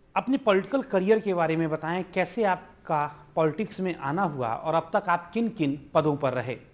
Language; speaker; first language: Hindi; native; Hindi